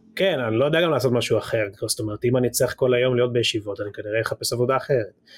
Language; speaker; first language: Hebrew; native; Hebrew